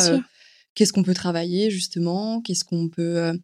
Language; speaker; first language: French; native; French